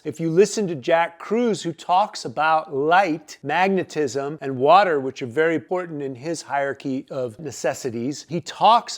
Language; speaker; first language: English; native; English